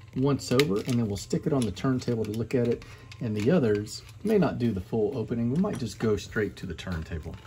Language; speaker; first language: English; native; English